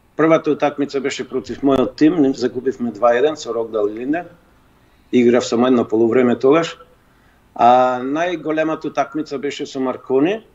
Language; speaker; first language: Macedonian; native; Macedonian